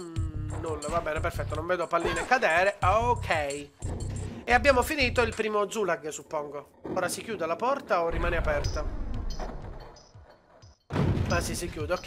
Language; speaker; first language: Italian; native; Italian